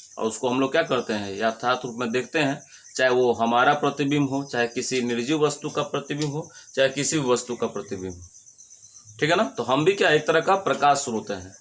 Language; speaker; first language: Hindi; native; Hindi